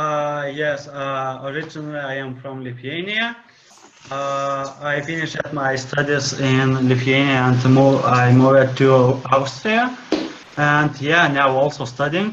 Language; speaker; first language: English; non-native, learner; Lithuanian